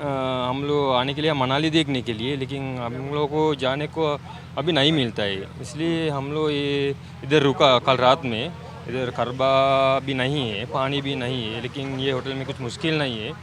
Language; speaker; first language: Hindi; non-native, learner; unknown